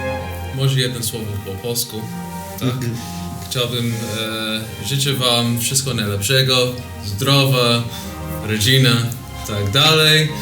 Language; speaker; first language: Polish; non-native, learner; English